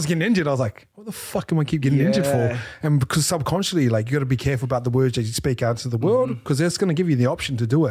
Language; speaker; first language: English; native; English